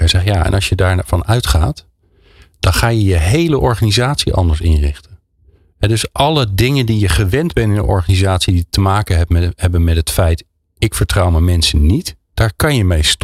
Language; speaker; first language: Dutch; native; Dutch